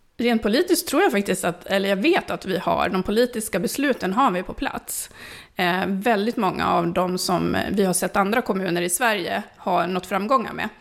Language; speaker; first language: Swedish; early bilingual, other home language; Finnish